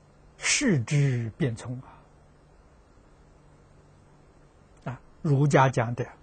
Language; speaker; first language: Chinese; native; Chinese